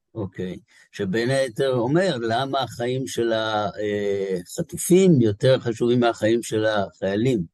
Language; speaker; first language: Hebrew; native; Hebrew